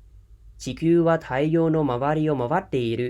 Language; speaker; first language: Japanese; non-native, fluent; Khmer